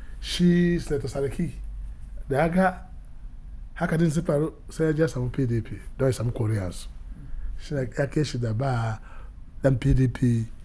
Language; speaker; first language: Hausa; non-native, local second language; Igbo